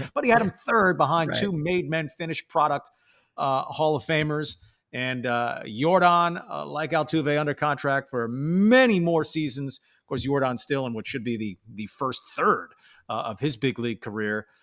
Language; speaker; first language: English; native; English